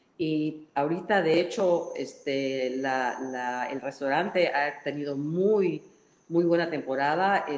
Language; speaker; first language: Spanish; non-native, fluent; English